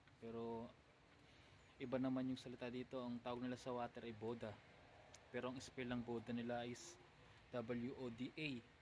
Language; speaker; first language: Filipino; non-native, local second language; Cebuano